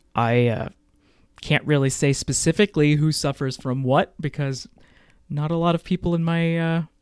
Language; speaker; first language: English; native; English